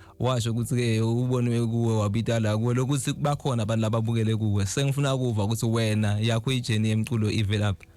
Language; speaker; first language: Zulu; native; Zulu